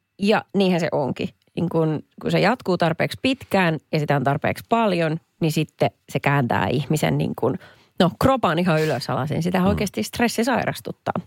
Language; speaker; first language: Finnish; native; Finnish